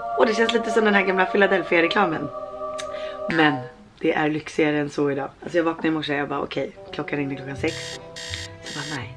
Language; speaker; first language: Swedish; native; Swedish